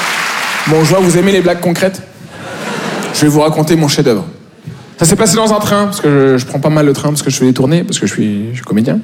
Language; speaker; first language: French; native; French